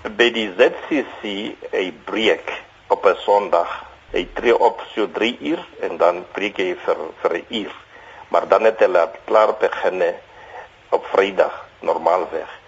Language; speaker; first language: Afrikaans; non-native, local second language; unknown